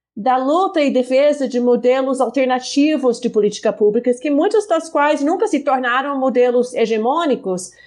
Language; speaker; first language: Portuguese; non-native, fluent; English